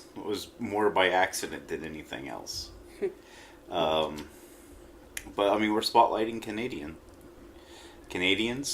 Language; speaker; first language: English; native; English